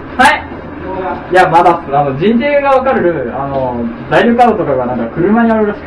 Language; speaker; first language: Japanese; native; Japanese